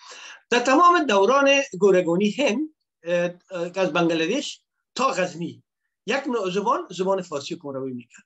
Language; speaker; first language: Persian; native; Persian